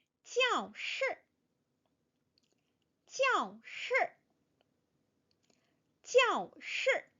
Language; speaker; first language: Chinese; non-native, fluent; Korean